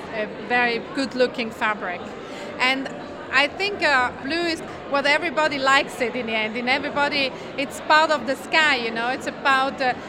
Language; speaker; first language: English; non-native, fluent; Italian